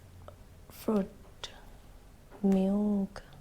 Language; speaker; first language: English; non-native, learner; Thai